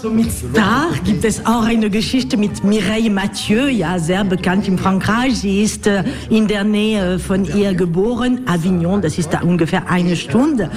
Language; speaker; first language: German; non-native, learner; French